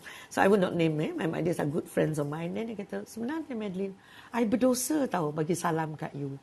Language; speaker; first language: English; non-native, local second language; Malay